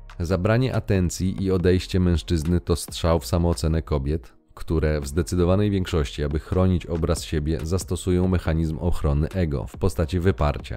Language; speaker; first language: Polish; native; Polish